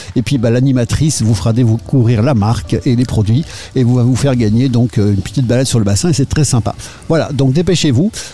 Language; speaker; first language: French; native; French